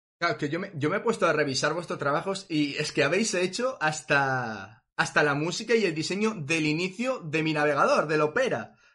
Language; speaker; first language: Spanish; native; Spanish